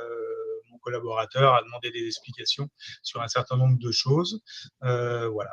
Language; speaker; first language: French; native; French